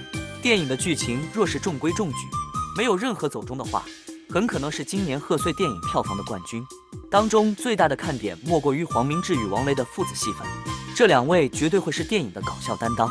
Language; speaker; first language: Chinese; native; Chinese